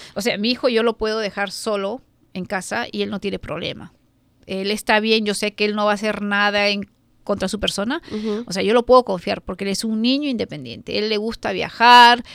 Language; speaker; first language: Spanish; native; Spanish